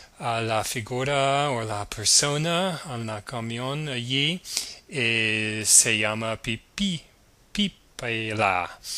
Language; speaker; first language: Spanish; non-native, learner; English